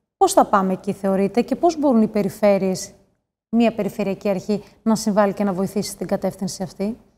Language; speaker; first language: Greek; native; Greek